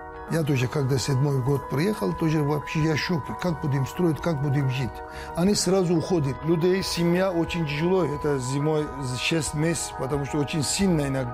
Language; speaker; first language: Russian; non-native, learner; Turkish